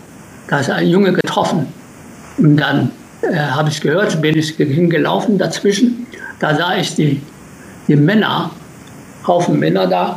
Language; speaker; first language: German; non-native, learner; Japanese